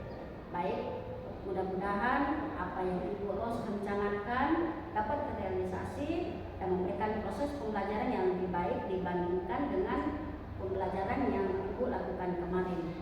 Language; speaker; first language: Indonesian; native; Indonesian